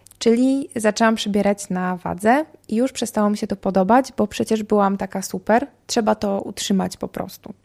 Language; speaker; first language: Polish; native; Polish